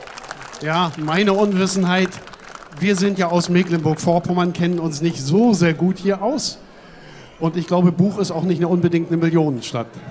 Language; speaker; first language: German; native; German